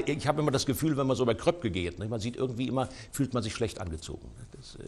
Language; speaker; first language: German; native; German